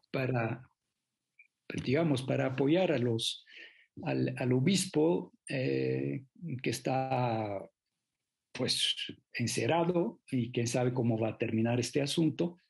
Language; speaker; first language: Spanish; non-native, fluent; French